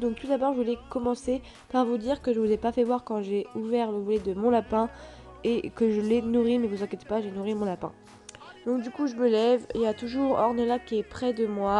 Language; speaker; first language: French; native; French